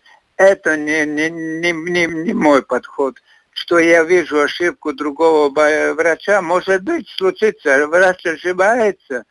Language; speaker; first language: Russian; non-native, fluent; Latvian